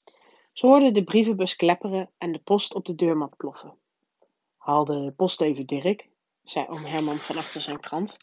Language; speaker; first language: Dutch; native; Dutch